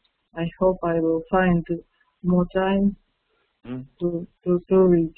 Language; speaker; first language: English; non-native, fluent; Russian